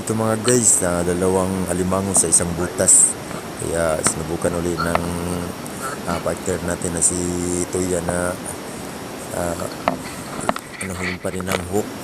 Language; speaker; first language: Filipino; non-native, local second language; Cebuano